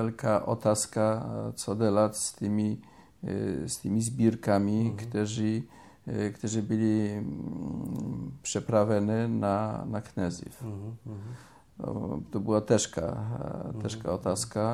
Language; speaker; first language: Slovak; non-native, learner; Polish